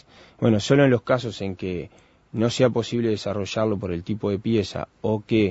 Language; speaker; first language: Spanish; native; Spanish